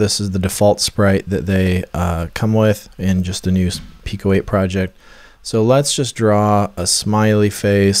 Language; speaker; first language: English; native; English